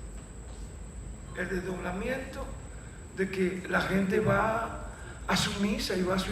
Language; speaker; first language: Spanish; native; Spanish